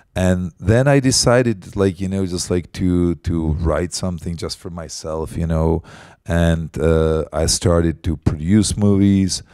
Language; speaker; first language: English; non-native, fluent; Czech